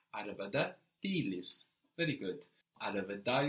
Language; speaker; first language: Turkish; non-native, fluent; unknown